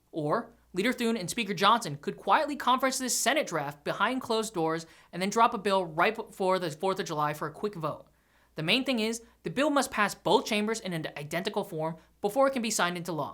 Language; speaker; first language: English; native; English